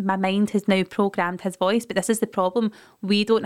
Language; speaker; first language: English; native; English